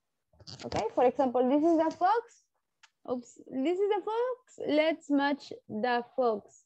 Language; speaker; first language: English; non-native, learner; Spanish